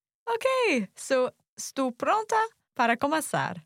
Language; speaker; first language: Portuguese; non-native, learner; English